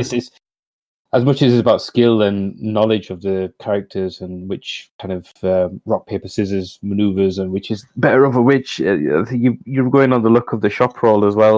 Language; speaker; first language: English; native; English